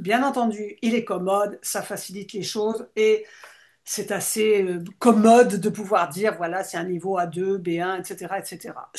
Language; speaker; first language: French; native; French